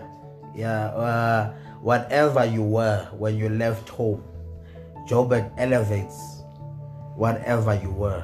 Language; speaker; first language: English; non-native, local second language; Xhosa